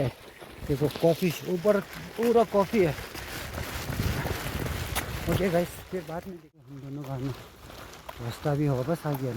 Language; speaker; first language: Hindi; non-native, local second language; Tibetan